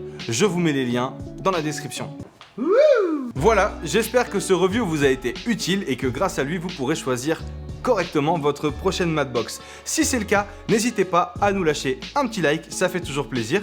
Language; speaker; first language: French; native; French